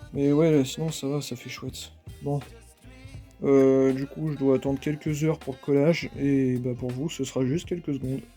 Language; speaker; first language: French; native; French